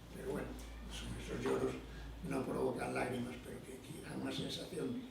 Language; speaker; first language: Spanish; non-native, local second language; Galician